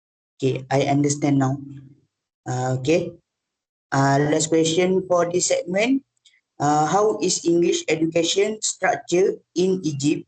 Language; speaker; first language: English; non-native, learner; Malay